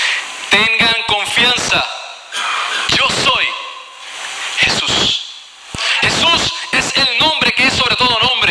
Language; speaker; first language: Spanish; native; Spanish